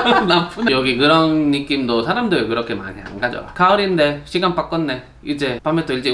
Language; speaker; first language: Korean; non-native, learner; Spanish